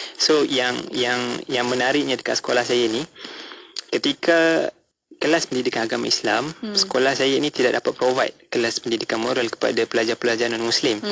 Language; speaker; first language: Malay; non-native, local second language; Tamil